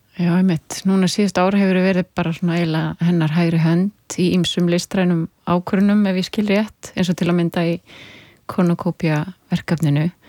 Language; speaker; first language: Icelandic; native; Icelandic